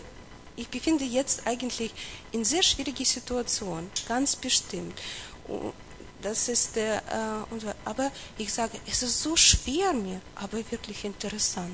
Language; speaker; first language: German; non-native, learner; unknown